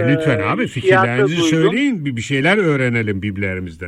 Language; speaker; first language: Turkish; native; Turkish